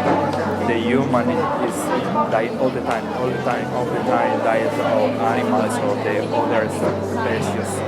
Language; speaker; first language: English; non-native, learner; Spanish